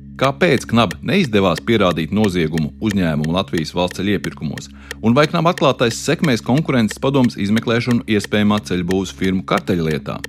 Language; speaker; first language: Latvian; native; Latvian